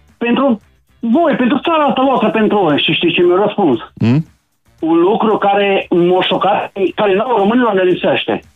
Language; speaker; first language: Romanian; native; Romanian